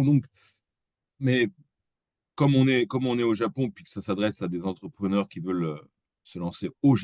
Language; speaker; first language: French; native; French